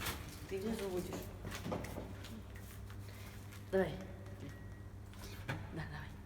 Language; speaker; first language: Russian; native; Russian